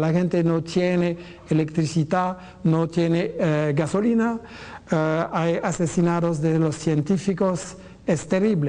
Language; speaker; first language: Spanish; non-native, fluent; French